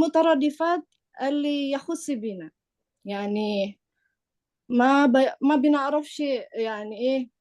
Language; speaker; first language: Arabic; non-native, learner; Indonesian